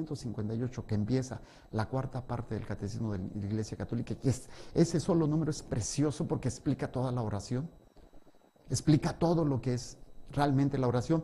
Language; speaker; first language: Spanish; native; Spanish